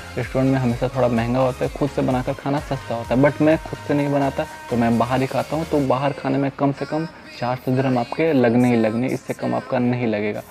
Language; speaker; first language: Hindi; native; Hindi